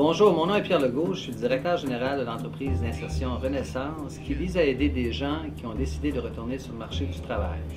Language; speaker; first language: French; native; French